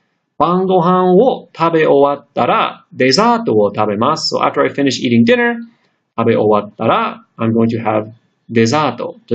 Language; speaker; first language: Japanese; non-native, fluent; English